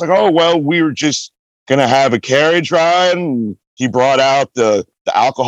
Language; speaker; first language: English; native; English